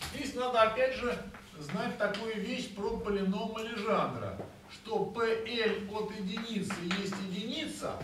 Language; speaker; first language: Russian; native; Russian